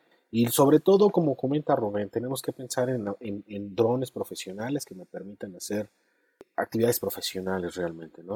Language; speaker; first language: Spanish; native; Spanish